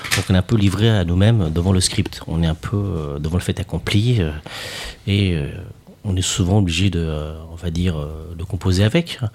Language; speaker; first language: French; native; French